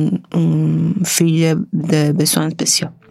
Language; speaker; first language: French; non-native, learner; Spanish